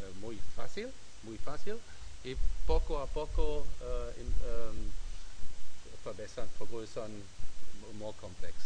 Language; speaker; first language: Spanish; non-native, learner; German